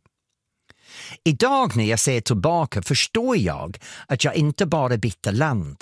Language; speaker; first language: Swedish; non-native, fluent; English